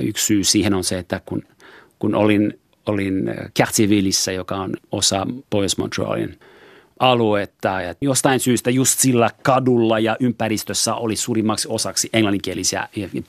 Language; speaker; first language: Finnish; non-native, fluent; French